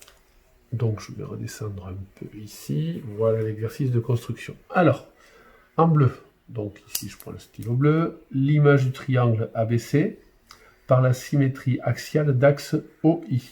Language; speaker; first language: French; native; French